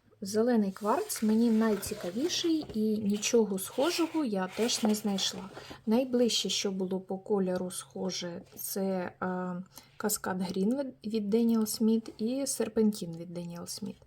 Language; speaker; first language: Ukrainian; native; Ukrainian